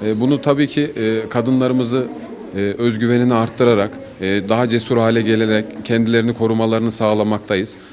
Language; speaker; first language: Turkish; native; Turkish